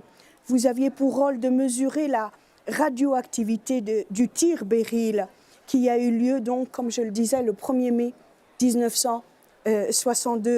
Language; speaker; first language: French; native; French